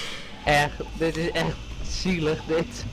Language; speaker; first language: Dutch; native; Dutch